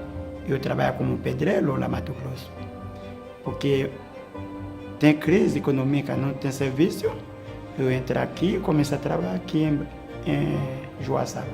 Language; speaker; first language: Portuguese; non-native, learner; Haitian Creole